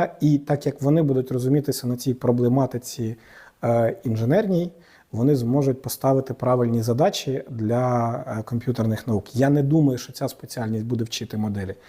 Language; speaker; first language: Ukrainian; native; Ukrainian